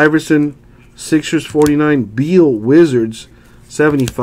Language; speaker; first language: English; native; English